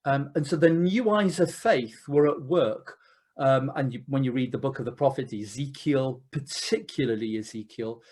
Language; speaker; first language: English; native; English